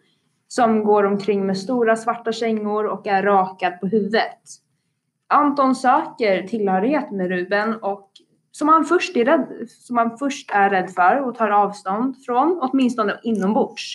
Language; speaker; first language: Swedish; native; Swedish